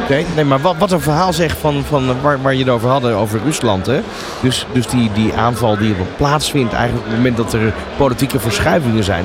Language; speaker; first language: Dutch; native; Dutch